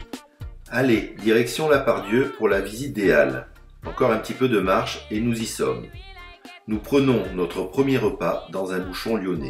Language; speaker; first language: French; native; French